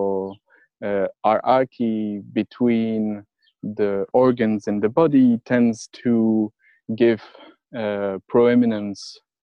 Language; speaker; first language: English; non-native, fluent; French